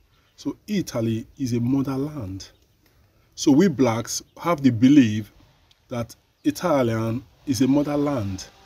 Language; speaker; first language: English; non-native, learner; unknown